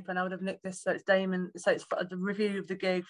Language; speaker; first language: English; native; English